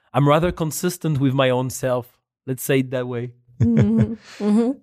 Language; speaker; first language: English; non-native, fluent; French